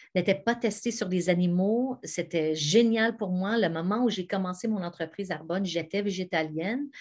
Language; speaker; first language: French; native; French